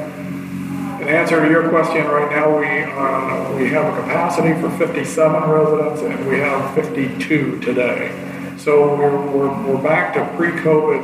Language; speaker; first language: English; native; English